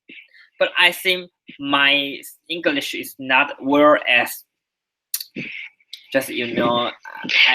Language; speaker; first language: English; non-native, learner; Chinese